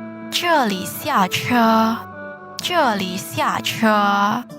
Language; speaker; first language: Chinese; non-native, fluent; Indonesian